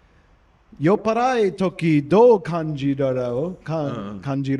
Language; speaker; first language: Japanese; non-native, learner; English